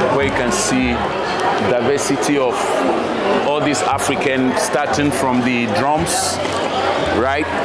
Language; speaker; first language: English; non-native, local second language; Akan